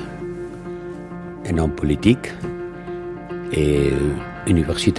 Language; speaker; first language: French; non-native, fluent; Catalan